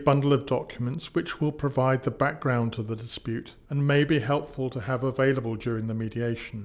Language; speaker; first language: English; native; English